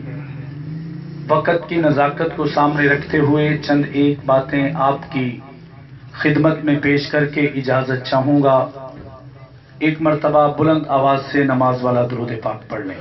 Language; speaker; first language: Urdu; non-native, local second language; Punjabi